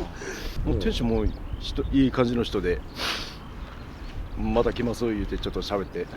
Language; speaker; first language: Japanese; native; Japanese